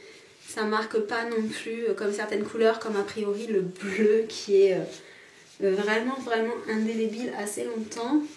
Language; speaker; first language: French; native; French